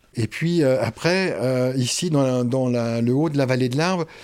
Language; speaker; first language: French; native; French